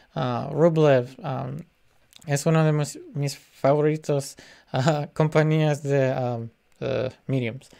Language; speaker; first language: Spanish; early bilingual, heritage; Spanish